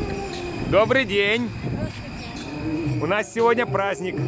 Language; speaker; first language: Russian; native; Russian